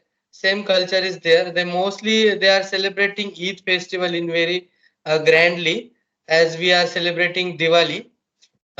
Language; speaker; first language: English; non-native, local second language; Marathi